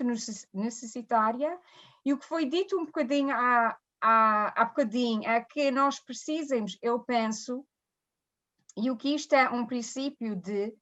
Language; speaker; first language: Portuguese; early bilingual, heritage; Portuguese